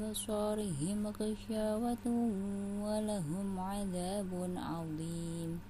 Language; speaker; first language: Arabic; non-native, learner; Indonesian